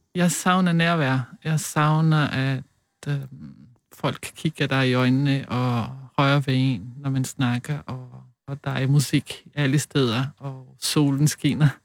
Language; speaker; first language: Danish; non-native, fluent; Portuguese